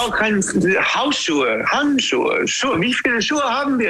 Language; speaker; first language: German; non-native, learner; English